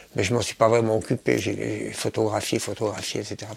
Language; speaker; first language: French; native; French